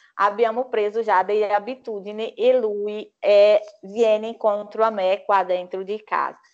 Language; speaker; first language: Italian; non-native, fluent; Portuguese